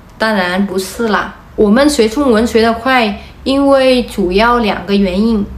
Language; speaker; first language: Chinese; non-native, fluent; Vietnamese